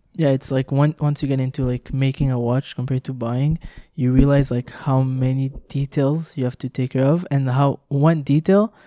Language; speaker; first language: English; non-native, fluent; French